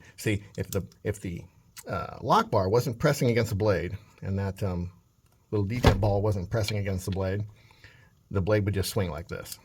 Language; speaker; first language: English; native; English